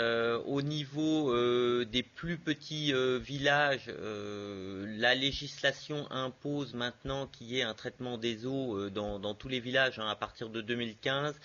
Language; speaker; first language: French; native; French